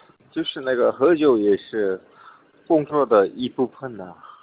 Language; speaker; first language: Chinese; non-native, fluent; Korean